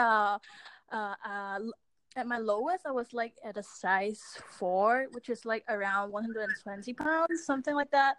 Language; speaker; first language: English; non-native, local second language; Cantonese